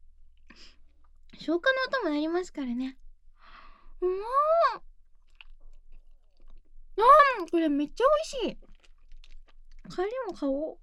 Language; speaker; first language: Japanese; native; Japanese